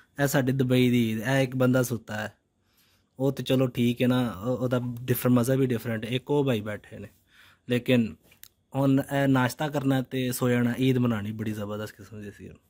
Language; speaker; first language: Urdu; non-native, local second language; Punjabi